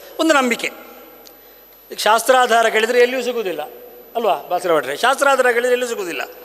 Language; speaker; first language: Kannada; non-native, local second language; Tulu